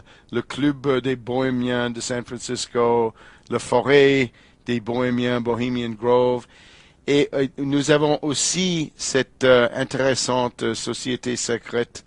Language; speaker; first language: French; non-native, fluent; English